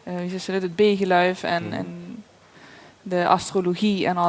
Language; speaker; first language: Dutch; native; Dutch